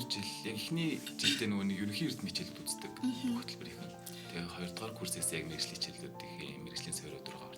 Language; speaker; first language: Mongolian; native; Mongolian